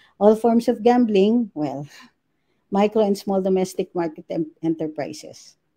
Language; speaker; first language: English; non-native, local second language; Filipino